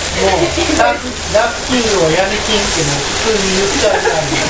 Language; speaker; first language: Japanese; native; Japanese